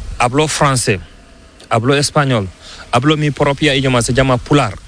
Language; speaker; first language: Spanish; non-native, learner; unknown